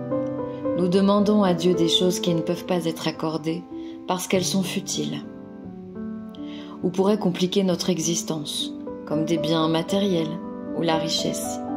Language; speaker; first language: French; native; French